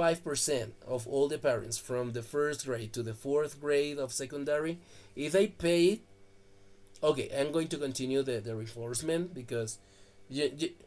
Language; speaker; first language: English; non-native, fluent; Spanish